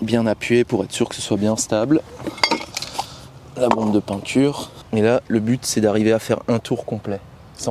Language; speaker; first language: French; native; French